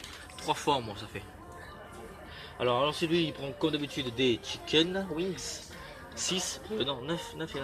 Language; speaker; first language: French; native; French